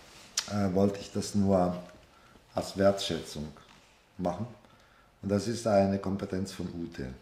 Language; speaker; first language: German; non-native, fluent; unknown